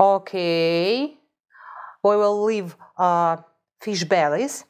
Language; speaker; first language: English; non-native, fluent; Russian